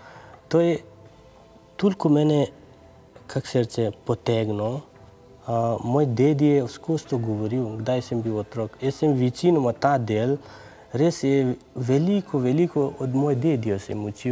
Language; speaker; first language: Slovenian; non-native, learner; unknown